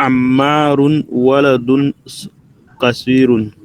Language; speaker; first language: Arabic; non-native, learner; French